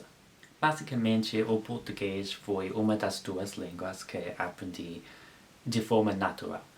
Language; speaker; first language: Portuguese; non-native, learner; English